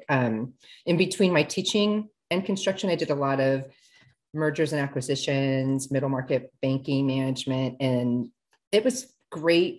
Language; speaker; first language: English; native; English